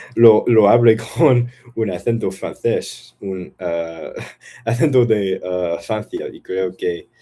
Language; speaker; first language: Spanish; non-native, learner; English